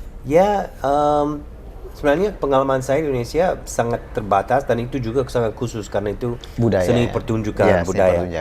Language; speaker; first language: Indonesian; non-native, fluent; English